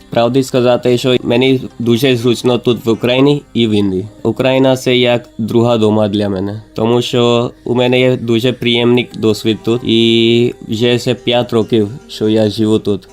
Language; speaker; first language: Ukrainian; non-native, learner; Gujarati